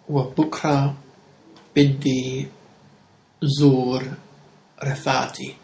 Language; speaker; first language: Arabic; non-native, learner; English